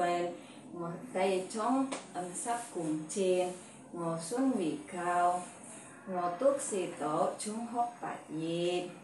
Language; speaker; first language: Cantonese; non-native, learner; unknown